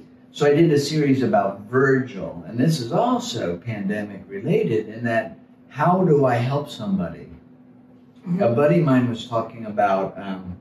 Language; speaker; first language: English; native; English